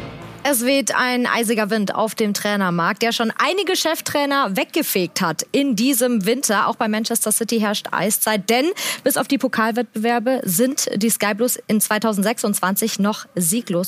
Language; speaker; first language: German; native; German